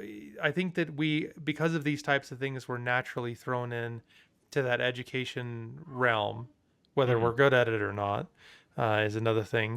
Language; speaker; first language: English; native; English